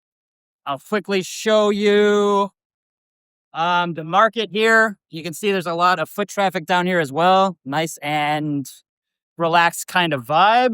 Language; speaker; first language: English; native; English